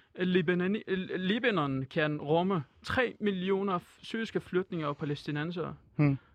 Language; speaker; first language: Danish; non-native, fluent; Persian